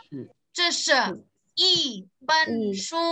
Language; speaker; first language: Chinese; non-native, fluent; Indonesian